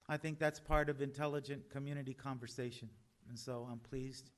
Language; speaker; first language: English; native; English